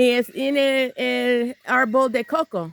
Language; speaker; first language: Spanish; non-native, learner; English